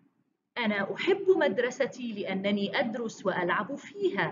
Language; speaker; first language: Arabic; non-native, learner; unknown